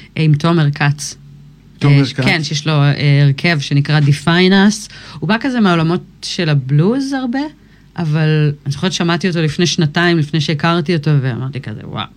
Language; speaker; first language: Hebrew; early bilingual, other home language; English